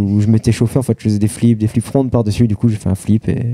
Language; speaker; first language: French; native; French